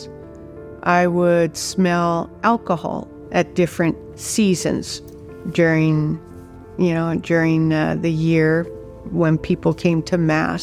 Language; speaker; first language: English; native; English